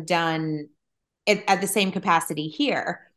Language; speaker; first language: English; native; English